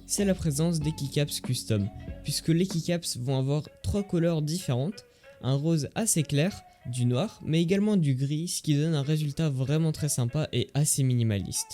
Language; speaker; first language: French; native; French